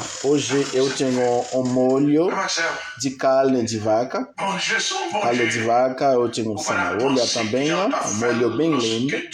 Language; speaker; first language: Portuguese; non-native, learner; Haitian Creole